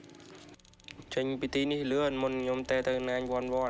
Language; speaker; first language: Khmer; native; Khmer